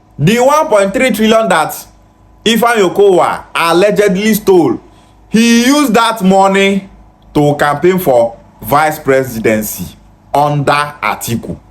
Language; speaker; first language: Nigerian Pidgin; non-native, local second language; Igbo